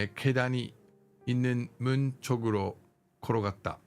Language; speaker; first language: Korean; non-native, learner; English